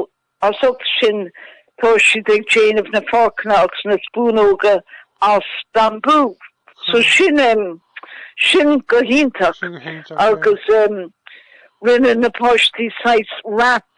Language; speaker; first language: Irish; non-native, local second language; English